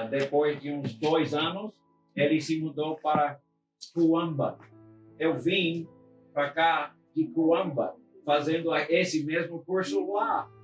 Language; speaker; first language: Portuguese; non-native, fluent; English